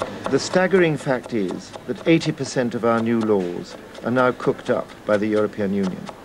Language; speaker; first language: English; native; English